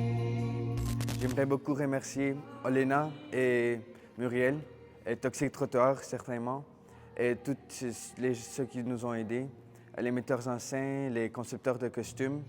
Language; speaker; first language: French; early bilingual, other home language; Ukrainian